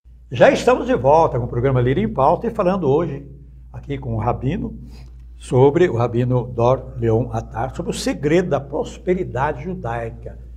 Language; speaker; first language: Portuguese; native; Portuguese